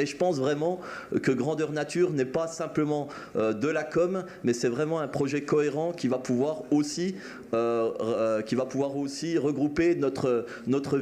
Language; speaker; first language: French; native; French